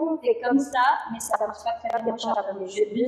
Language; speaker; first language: French; non-native, fluent; Indonesian